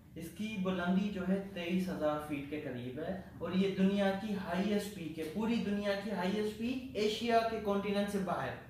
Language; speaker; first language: Urdu; non-native, local second language; Sindhi